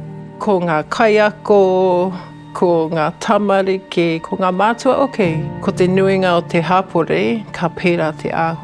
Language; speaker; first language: Māori; non-native, local second language; English